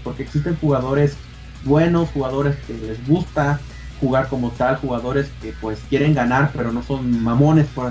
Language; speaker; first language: Spanish; native; Spanish